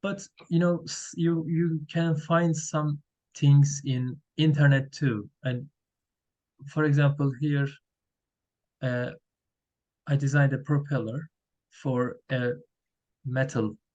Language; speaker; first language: English; non-native, learner; Turkish